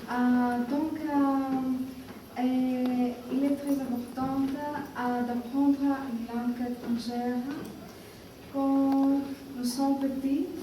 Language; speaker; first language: French; non-native, learner; Spanish